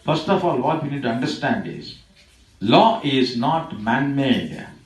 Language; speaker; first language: English; non-native, local second language; Tamil